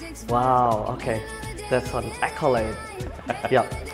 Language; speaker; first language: English; non-native, fluent; Indonesian